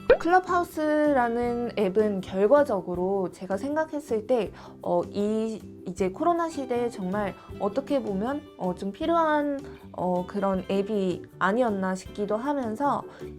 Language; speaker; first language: Korean; non-native, fluent; Mongolian